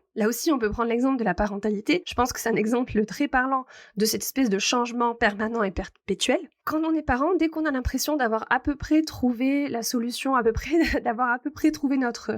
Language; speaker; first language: French; native; French